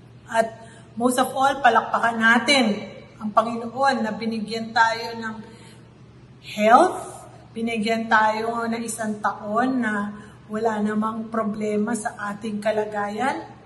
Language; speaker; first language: Filipino; native; Filipino